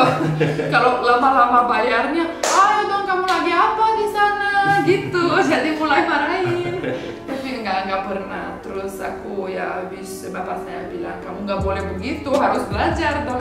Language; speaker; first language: Indonesian; non-native, fluent; Romanian